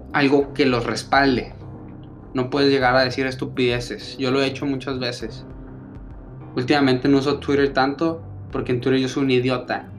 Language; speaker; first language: Spanish; early bilingual, other home language; English